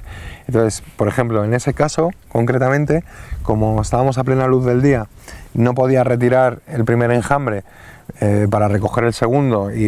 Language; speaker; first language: Spanish; native; Spanish